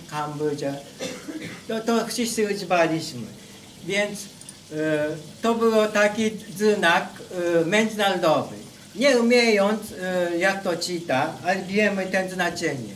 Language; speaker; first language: Polish; non-native, learner; Japanese